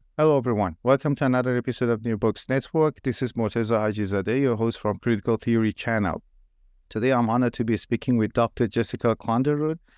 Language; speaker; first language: English; non-native, fluent; Persian